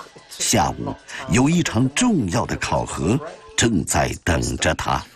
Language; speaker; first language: Chinese; native; Chinese